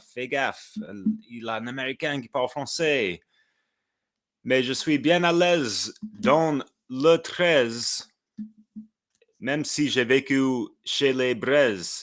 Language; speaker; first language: French; non-native, fluent; English